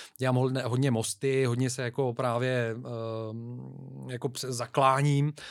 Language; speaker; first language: Czech; non-native, fluent; Bulgarian